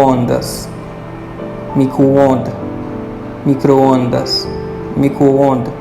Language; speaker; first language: Portuguese; non-native, fluent; Haitian Creole